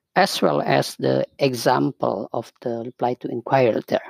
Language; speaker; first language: English; non-native, fluent; Indonesian